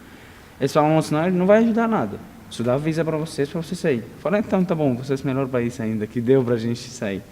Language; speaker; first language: Portuguese; non-native, learner; Arabic